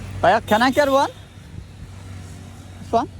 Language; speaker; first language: English; non-native, learner; Burmese